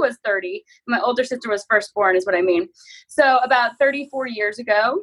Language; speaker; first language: English; native; English